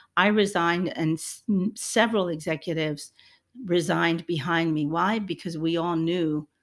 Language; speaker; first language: English; early bilingual, other home language; Spanish